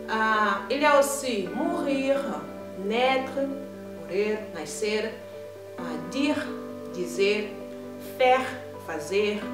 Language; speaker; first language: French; non-native, fluent; Portuguese